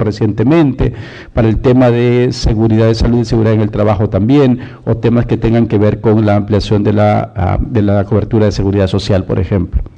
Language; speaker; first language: Spanish; native; Spanish